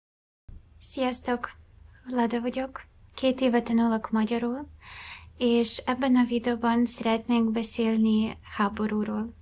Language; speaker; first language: Hungarian; non-native, fluent; Ukrainian